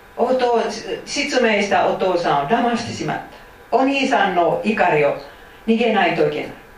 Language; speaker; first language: Japanese; non-native, fluent; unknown